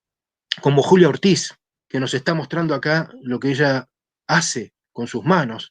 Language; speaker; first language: Spanish; native; Spanish